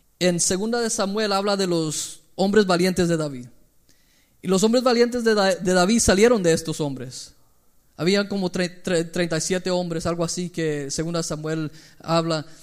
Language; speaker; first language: Spanish; early bilingual, heritage; Spanish